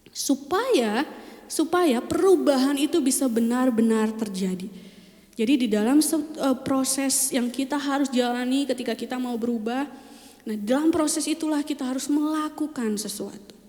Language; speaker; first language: Indonesian; native; Indonesian